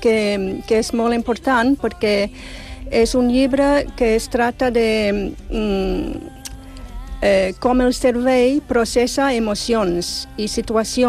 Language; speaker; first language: Catalan; non-native, fluent; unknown